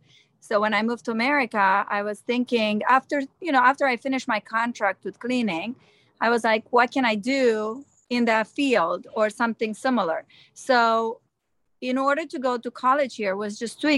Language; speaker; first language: English; non-native, fluent; Romanian